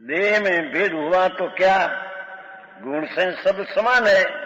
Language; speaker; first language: Hindi; non-native, local second language; Gujarati